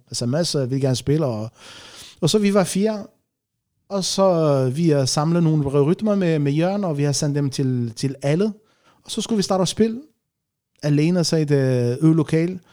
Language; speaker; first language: Danish; non-native, fluent; Arabic